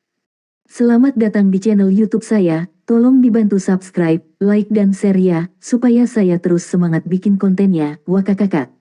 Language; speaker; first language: Indonesian; native; Indonesian